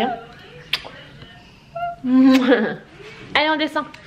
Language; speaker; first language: French; native; French